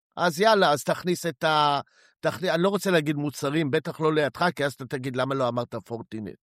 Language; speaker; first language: Hebrew; native; Hebrew